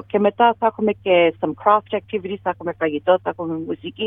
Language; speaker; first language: Greek; early bilingual, heritage; Greek